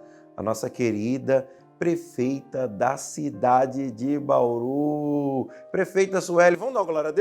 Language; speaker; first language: Portuguese; native; Portuguese